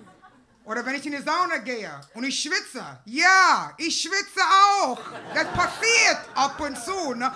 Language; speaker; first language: German; non-native, fluent; English